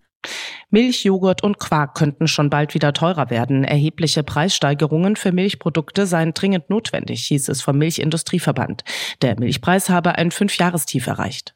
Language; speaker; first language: German; native; German